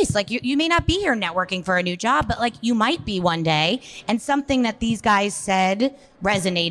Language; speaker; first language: English; native; English